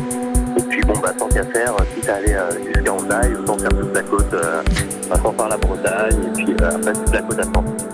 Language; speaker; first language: French; native; French